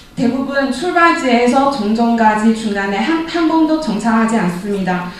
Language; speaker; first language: Korean; non-native, fluent; Chinese